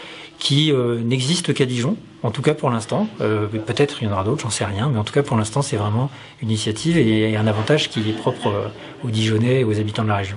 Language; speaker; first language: French; native; French